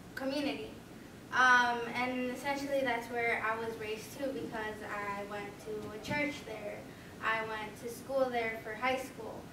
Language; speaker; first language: English; native; English